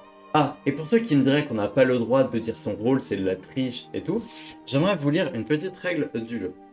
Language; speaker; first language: French; native; French